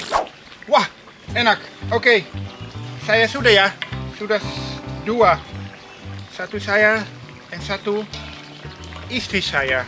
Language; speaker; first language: Indonesian; non-native, learner; Dutch